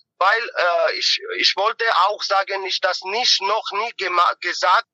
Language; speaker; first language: German; non-native, learner; Georgian